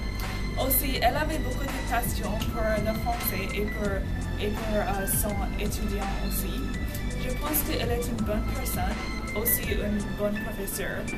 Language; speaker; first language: French; non-native, learner; English